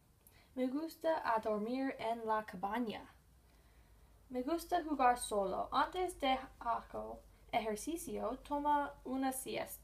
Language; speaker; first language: Spanish; non-native, learner; English